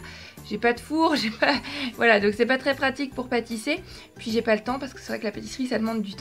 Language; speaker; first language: French; native; French